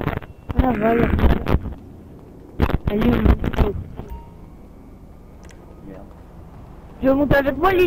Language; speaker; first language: French; native; French